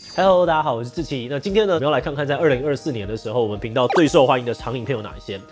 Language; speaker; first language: Chinese; native; Chinese